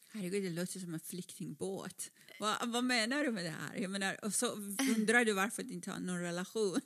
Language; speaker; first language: Swedish; non-native, fluent; Persian